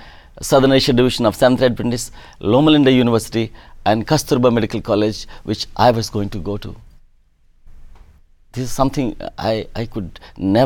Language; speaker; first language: English; non-native, local second language; Telugu